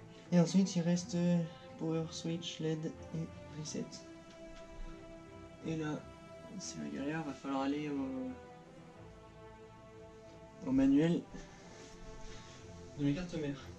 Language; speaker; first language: French; native; French